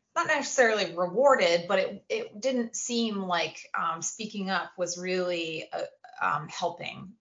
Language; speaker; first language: English; native; English